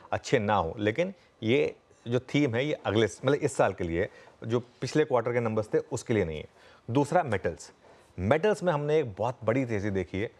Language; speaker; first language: Hindi; native; Hindi